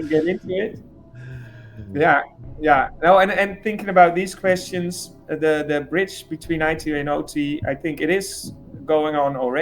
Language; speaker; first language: English; non-native, fluent; Dutch